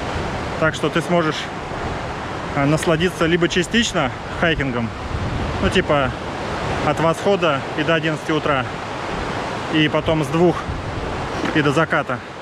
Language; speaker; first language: Russian; native; Russian